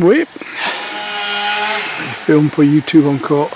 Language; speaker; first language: French; non-native, learner; English